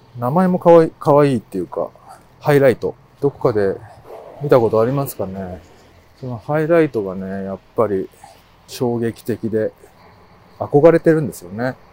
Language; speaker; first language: Japanese; native; Japanese